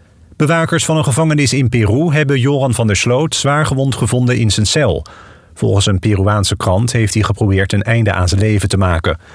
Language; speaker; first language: Dutch; native; Dutch